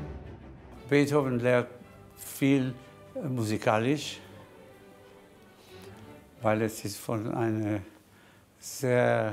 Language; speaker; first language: German; non-native, fluent; Spanish